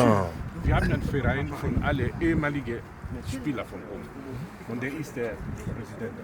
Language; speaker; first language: German; non-native, fluent; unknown